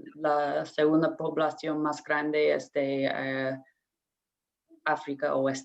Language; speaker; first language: Spanish; non-native, fluent; English